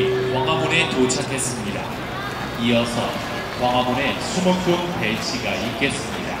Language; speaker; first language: Korean; native; Korean